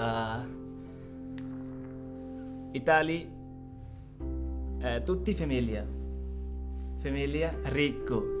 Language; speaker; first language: Italian; non-native, learner; Bangla